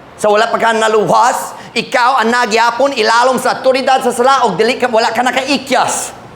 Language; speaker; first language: Cebuano; non-native, fluent; English